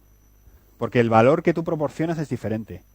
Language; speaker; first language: Spanish; native; Spanish